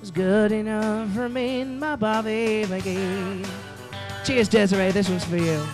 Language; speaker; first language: English; native; English